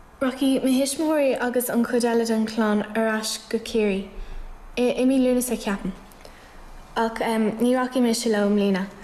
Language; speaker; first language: Irish; non-native, local second language; English